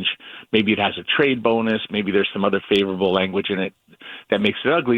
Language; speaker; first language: English; native; English